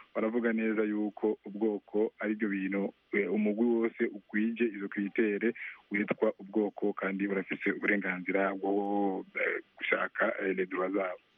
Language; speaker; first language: Rundi; non-native, local second language; Swahili